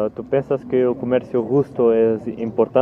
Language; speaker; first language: Spanish; non-native, learner; Portuguese